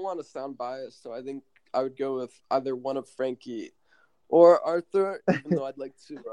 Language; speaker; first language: English; native; English